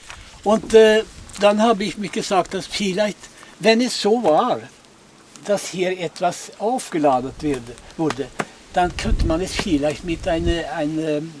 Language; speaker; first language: German; non-native, fluent; Swedish